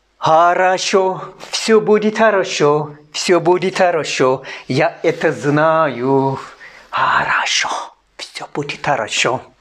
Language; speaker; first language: Russian; non-native, learner; Turkish